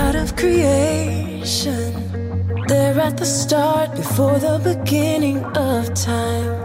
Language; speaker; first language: English; non-native, local second language; Akan